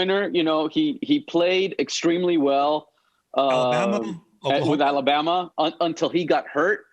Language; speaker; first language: English; native; English